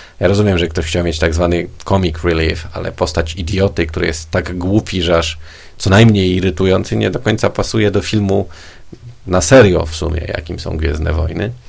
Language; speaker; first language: Polish; native; Polish